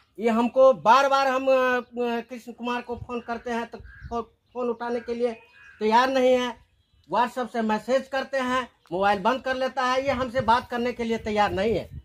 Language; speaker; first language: Hindi; native; Hindi